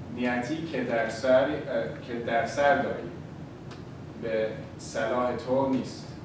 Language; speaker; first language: Persian; early bilingual, heritage; Persian